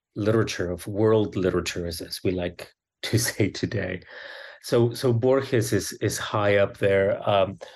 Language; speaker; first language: English; early bilingual, other home language; Swedish